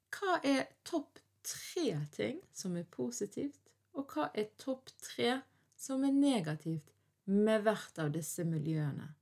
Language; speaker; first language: Norwegian; early bilingual, other home language; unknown